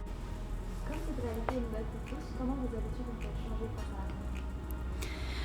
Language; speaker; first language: French; native; French